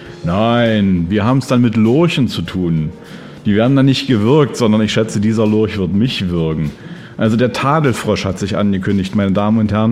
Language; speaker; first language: German; native; German